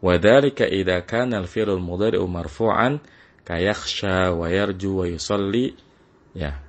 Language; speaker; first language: Arabic; non-native, fluent; Indonesian